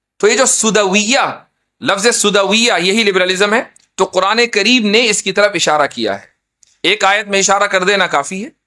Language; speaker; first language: Urdu; native; Urdu